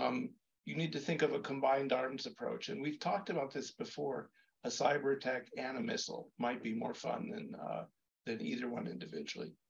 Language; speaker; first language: English; native; English